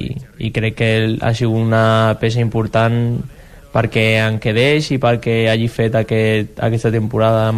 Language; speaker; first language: Catalan; non-native, local second language; Spanish